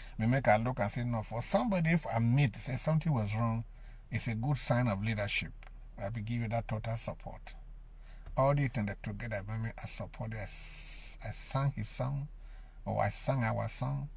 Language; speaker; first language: Nigerian Pidgin; native; Nigerian Pidgin